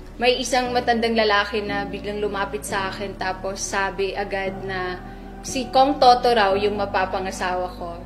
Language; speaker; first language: Filipino; non-native, local second language; Maguindanaon